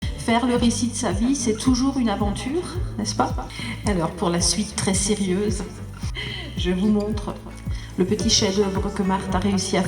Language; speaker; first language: French; native; French